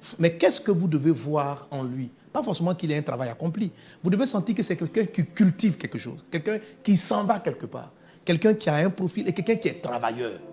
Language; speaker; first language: French; non-native, local second language; Dyula